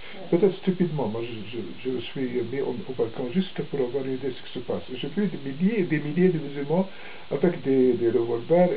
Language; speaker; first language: French; non-native, local second language; Arabic